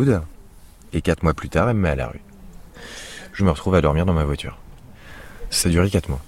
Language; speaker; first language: French; native; French